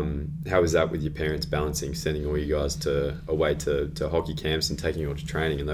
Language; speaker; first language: English; native; English